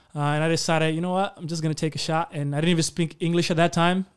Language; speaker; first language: English; non-native, fluent; Portuguese